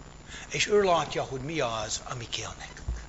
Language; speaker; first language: Hungarian; non-native, fluent; English